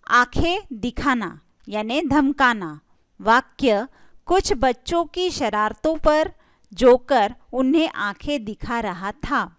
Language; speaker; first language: Hindi; non-native, local second language; Marathi